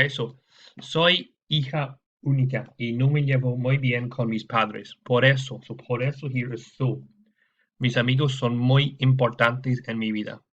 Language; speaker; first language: Spanish; non-native, fluent; English